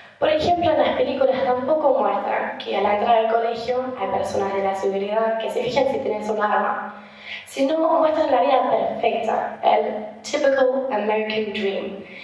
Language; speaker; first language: Spanish; non-native, fluent; German